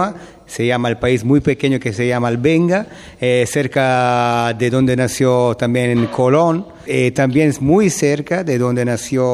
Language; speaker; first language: Spanish; non-native, learner; Italian